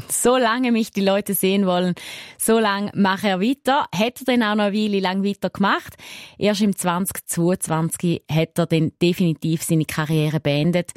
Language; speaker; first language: German; native; German